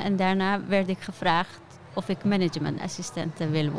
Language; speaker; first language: Dutch; non-native, fluent; Persian